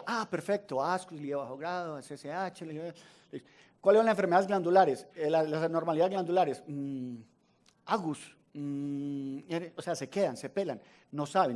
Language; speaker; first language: Spanish; native; Spanish